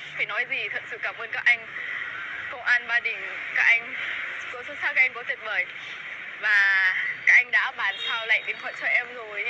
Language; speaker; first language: Vietnamese; non-native, fluent; Lao